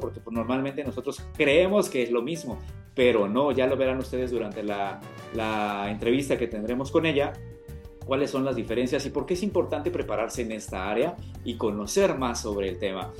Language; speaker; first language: Spanish; native; Spanish